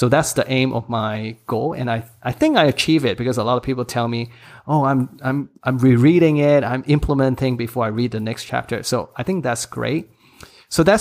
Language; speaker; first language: English; non-native, local second language; Cantonese